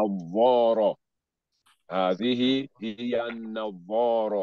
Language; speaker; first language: Arabic; non-native, learner; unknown